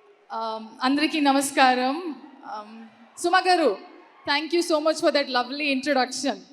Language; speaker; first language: Telugu; non-native, learner; Kannada